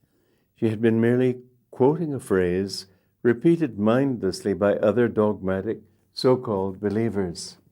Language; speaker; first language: English; native; English